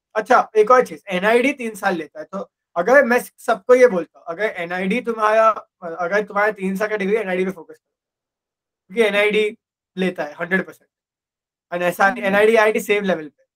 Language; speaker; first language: Hindi; non-native, local second language; Gujarati